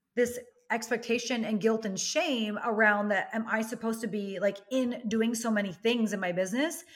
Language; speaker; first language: English; native; English